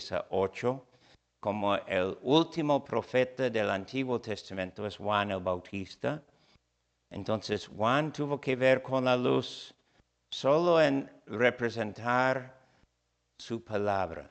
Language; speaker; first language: Spanish; non-native, fluent; English